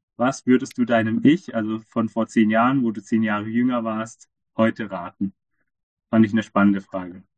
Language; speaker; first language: German; native; German